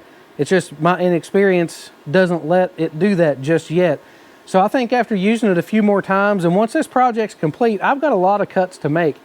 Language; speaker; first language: English; native; English